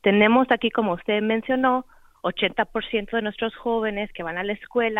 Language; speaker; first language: Spanish; native; Spanish